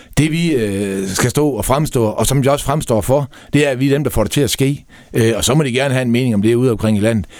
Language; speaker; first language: Danish; native; Danish